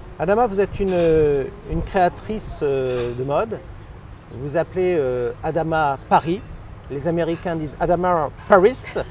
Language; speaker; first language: French; native; French